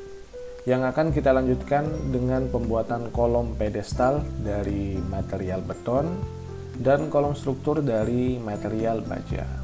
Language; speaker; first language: Indonesian; native; Indonesian